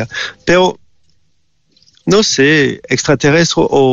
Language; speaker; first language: Spanish; non-native, fluent; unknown